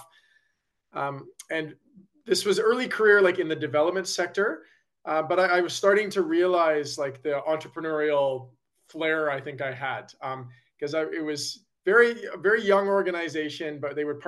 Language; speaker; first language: English; native; English